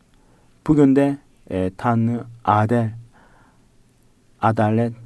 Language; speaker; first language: Turkish; non-native, fluent; Korean